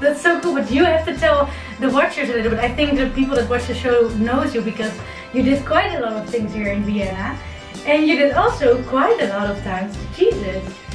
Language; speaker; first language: English; non-native, fluent; Dutch